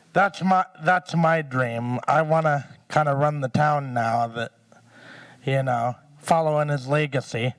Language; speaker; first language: English; native; English